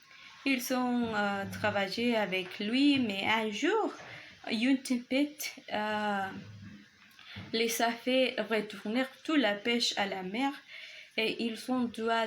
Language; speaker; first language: French; non-native, learner; Spanish